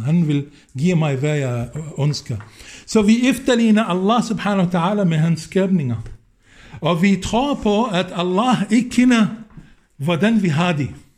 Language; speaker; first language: Danish; non-native, fluent; Arabic